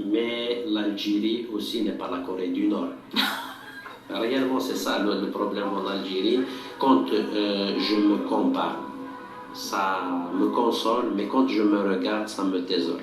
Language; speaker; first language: French; non-native, local second language; Kabyle